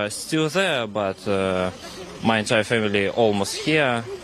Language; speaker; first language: English; non-native, learner; Russian